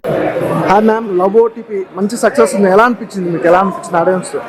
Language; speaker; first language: Telugu; native; Telugu